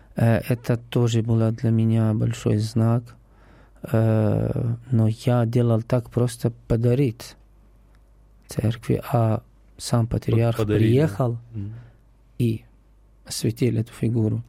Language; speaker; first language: Russian; non-native, learner; Arabic